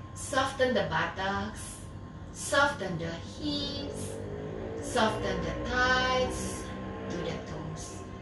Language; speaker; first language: English; non-native, learner; Indonesian